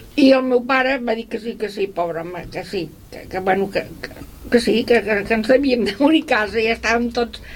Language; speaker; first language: Catalan; native; Catalan